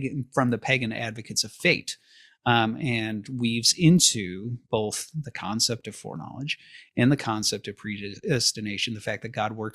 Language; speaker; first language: English; native; English